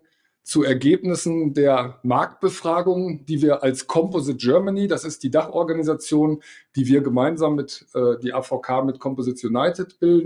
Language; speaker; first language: German; native; German